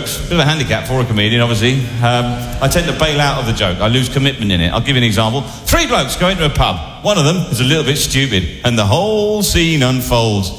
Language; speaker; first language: English; native; English